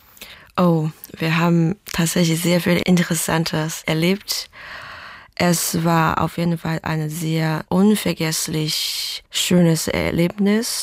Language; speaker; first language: German; non-native, fluent; Chinese